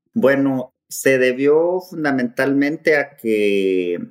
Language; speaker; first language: Spanish; native; Spanish